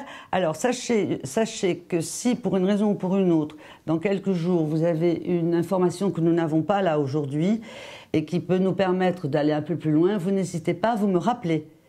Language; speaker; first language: French; native; French